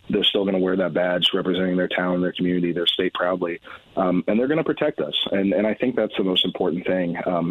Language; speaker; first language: English; native; English